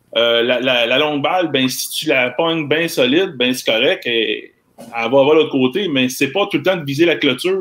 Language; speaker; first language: French; native; French